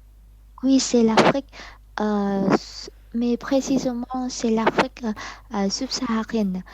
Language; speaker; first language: French; non-native, learner; Vietnamese